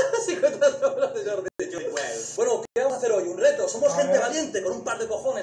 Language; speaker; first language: Spanish; native; Spanish